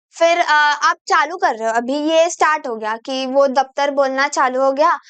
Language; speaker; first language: Hindi; non-native, local second language; Marathi